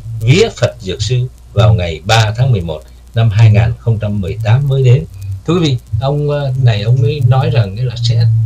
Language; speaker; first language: Vietnamese; native; Vietnamese